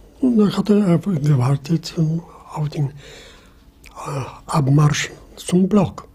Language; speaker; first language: German; non-native, fluent; Polish